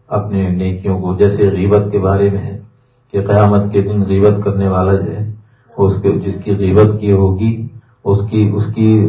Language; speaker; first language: Urdu; native; Urdu